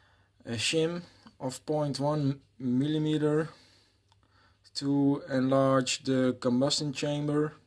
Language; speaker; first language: English; non-native, fluent; Dutch